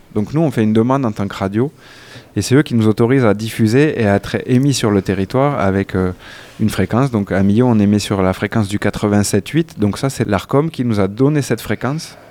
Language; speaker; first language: French; native; French